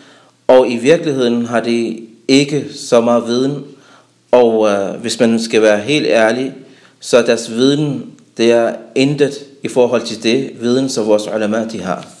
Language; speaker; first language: Danish; early bilingual, other home language; Arabic